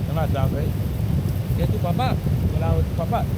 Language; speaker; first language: Spanish; non-native, learner; English